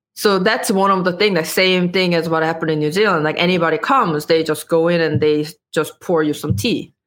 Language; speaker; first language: English; non-native, fluent; Korean